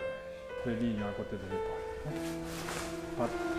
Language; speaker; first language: French; non-native, learner; Japanese